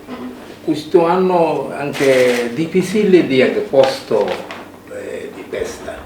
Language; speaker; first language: Italian; non-native, learner; Bangla